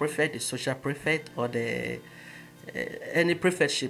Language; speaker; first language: English; non-native, local second language; Igbo